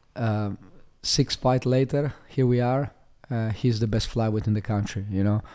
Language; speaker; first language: English; non-native, fluent; Italian